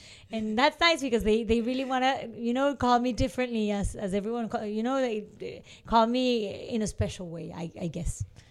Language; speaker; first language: English; non-native, fluent; Spanish